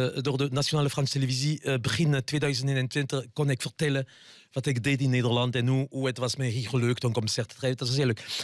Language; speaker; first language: Dutch; non-native, fluent; French